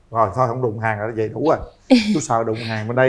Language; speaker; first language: Vietnamese; native; Vietnamese